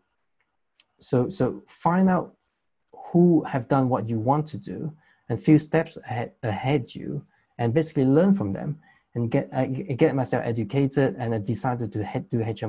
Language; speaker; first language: English; non-native, local second language; Chinese